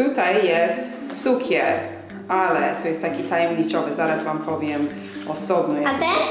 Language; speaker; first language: Polish; non-native, fluent; English